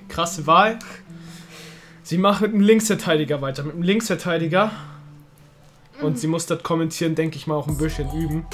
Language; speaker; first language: German; early bilingual, other home language; Turkish